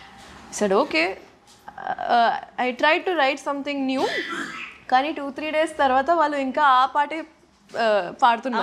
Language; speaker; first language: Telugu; non-native, local second language; Urdu